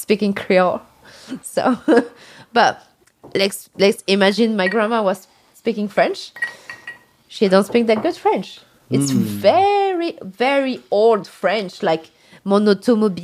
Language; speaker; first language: English; non-native, fluent; French